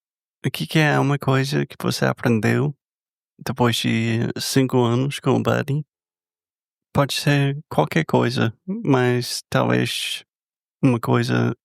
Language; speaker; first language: Portuguese; non-native, fluent; English